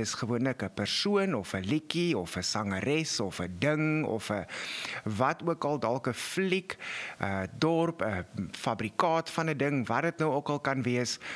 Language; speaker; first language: Afrikaans; native; Afrikaans